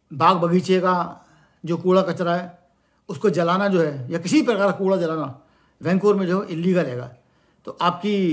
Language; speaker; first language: Hindi; native; Hindi